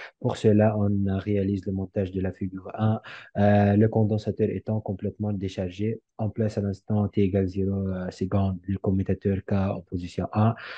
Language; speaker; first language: French; non-native, local second language; Arabic